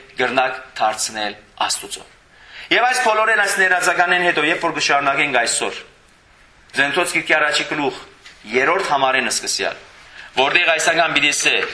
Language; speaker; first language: Armenian; native; Armenian